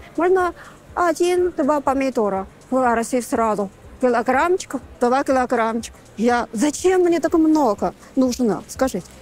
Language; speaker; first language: Russian; non-native, fluent; Chinese